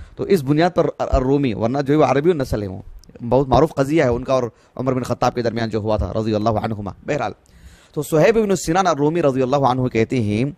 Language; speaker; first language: Urdu; native; Urdu